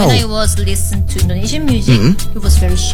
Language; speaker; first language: English; non-native, learner; Korean